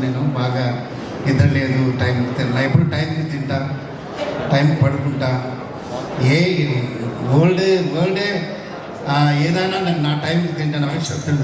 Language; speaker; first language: Telugu; non-native, learner; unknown